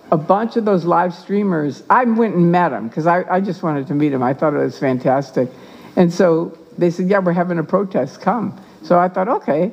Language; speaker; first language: English; native; English